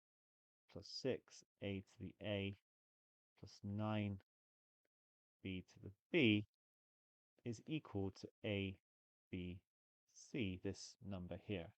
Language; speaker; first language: English; native; English